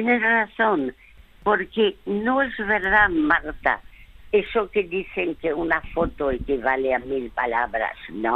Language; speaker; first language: Spanish; early bilingual, other home language; French